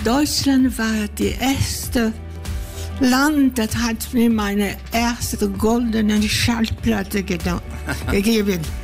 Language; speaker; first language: German; non-native, fluent; Greek